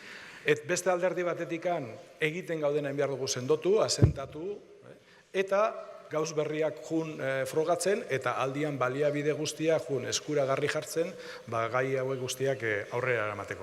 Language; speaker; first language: Basque; native; Basque